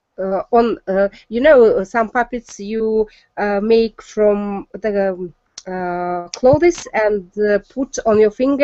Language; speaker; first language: English; non-native, learner; Russian